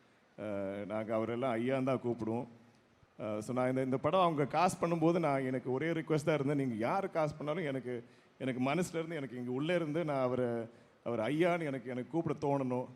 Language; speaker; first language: Tamil; non-native, local second language; Malayalam